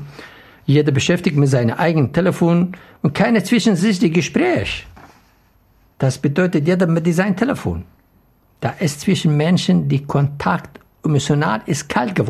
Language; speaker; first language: German; non-native, learner; Arabic